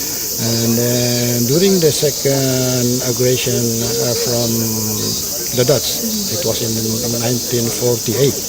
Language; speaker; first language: English; non-native, learner; Indonesian